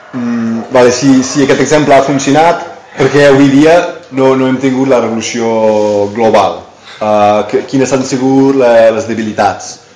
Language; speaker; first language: Catalan; non-native, fluent; English